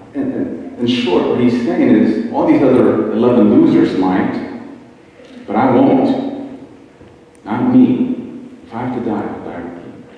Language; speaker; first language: English; native; English